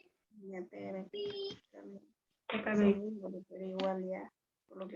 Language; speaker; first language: Spanish; native; Spanish